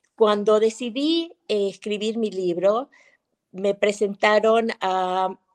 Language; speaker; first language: Spanish; native; Spanish